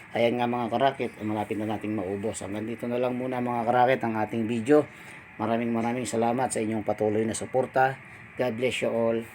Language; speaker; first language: Filipino; native; Filipino